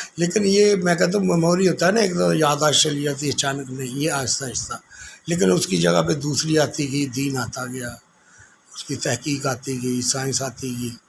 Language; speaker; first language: Urdu; non-native, local second language; Punjabi